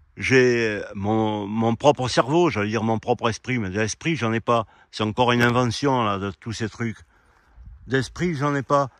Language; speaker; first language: French; native; French